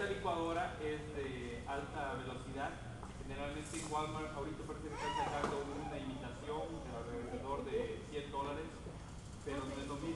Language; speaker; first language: Spanish; native; Spanish